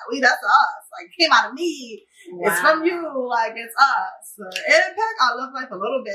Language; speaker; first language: English; native; English